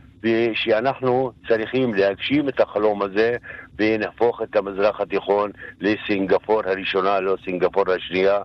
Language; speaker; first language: Hebrew; non-native, local second language; Arabic